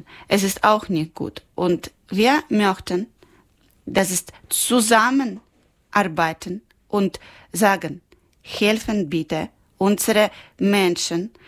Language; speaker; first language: German; non-native, learner; Ukrainian